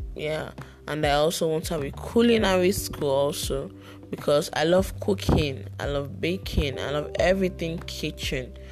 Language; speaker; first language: English; non-native, local second language; Yoruba